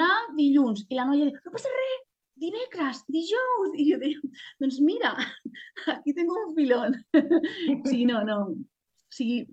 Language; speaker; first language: Catalan; non-native, local second language; Spanish